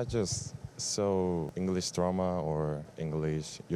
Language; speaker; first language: English; non-native, learner; Korean